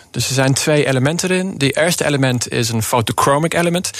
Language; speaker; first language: Dutch; non-native, learner; English